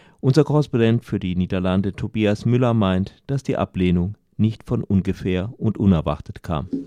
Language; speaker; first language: German; native; German